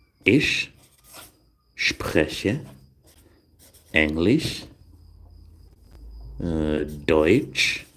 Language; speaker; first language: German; non-native, learner; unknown